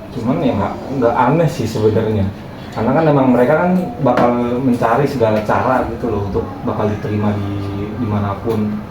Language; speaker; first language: Indonesian; native; Indonesian